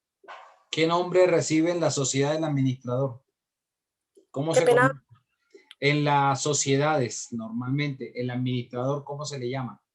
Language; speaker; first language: Spanish; native; Spanish